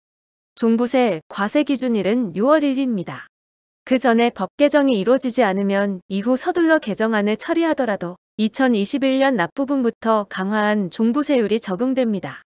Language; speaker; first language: Korean; native; Korean